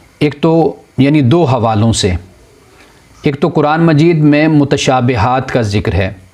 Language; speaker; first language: Urdu; native; Urdu